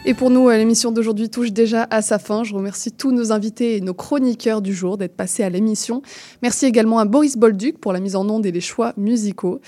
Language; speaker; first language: French; native; French